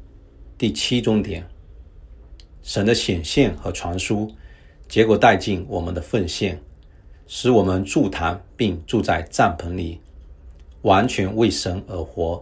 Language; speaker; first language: Chinese; native; Chinese